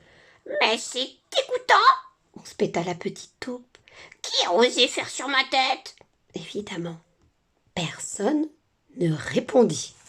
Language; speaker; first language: French; native; French